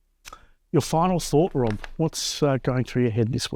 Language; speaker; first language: English; native; English